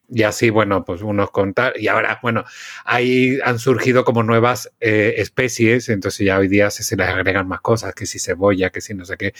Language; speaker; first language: Spanish; native; Spanish